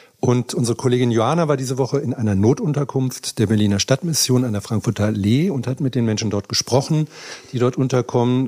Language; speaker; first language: German; native; German